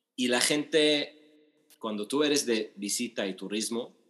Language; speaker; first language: Spanish; non-native, fluent; Arabic